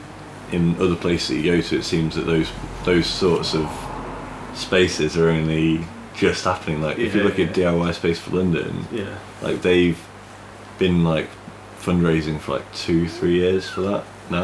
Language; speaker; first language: English; native; English